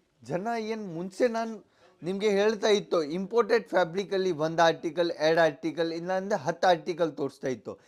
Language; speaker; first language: Kannada; non-native, local second language; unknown